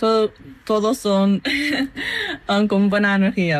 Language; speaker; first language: Spanish; non-native, learner; English